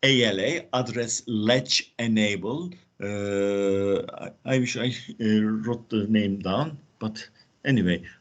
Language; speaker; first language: English; non-native, fluent; Turkish